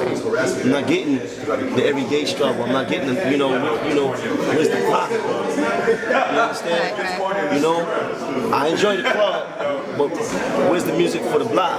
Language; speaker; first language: English; native; English